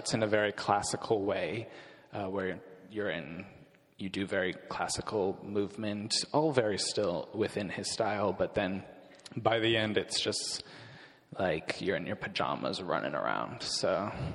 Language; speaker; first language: English; native; English